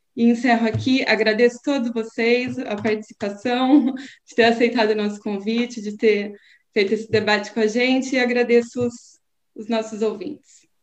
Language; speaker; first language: Portuguese; native; Portuguese